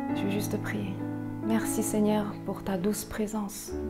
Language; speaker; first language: French; early bilingual, other home language; Chinese